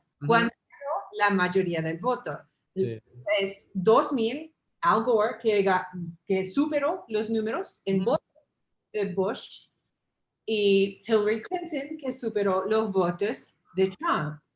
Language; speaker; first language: Spanish; early bilingual, heritage; English